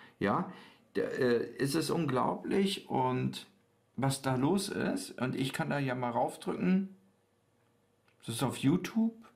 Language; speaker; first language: German; native; German